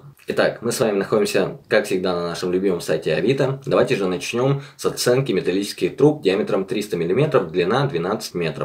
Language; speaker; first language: Russian; native; Russian